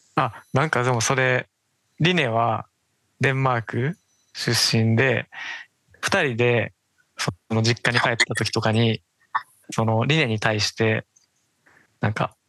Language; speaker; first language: Japanese; native; Japanese